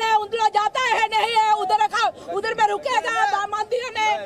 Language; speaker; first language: Hindi; non-native, learner; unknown